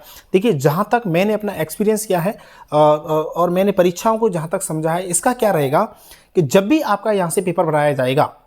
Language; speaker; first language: Hindi; native; Hindi